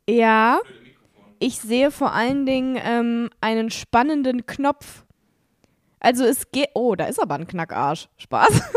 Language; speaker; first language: German; native; German